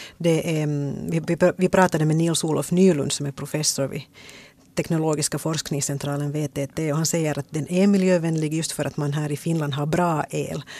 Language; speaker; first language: Swedish; native; Swedish